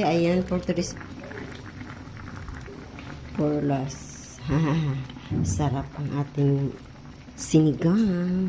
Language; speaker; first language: Filipino; native; Filipino